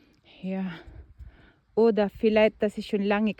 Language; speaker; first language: German; non-native, learner; Filipino